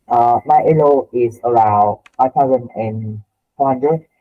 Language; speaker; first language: English; non-native, learner; Vietnamese